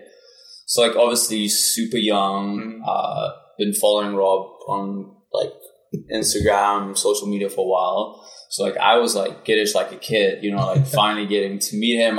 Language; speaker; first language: English; non-native, local second language; Afrikaans